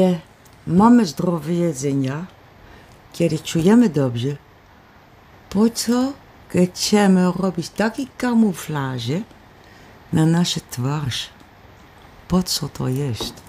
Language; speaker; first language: Polish; early bilingual, heritage; Polish